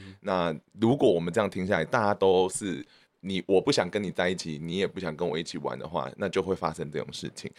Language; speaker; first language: Chinese; native; Chinese